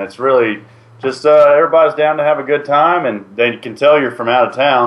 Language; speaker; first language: English; native; English